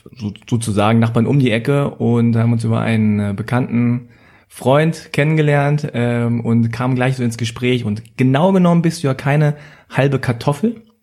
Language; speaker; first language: German; native; German